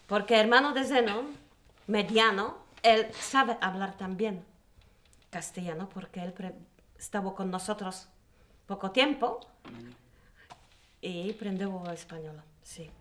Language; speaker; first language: Spanish; non-native, learner; Polish